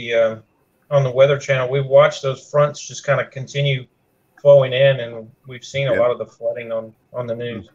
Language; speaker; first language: English; native; English